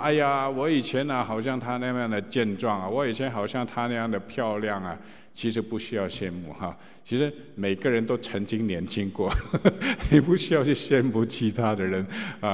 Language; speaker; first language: Chinese; native; Chinese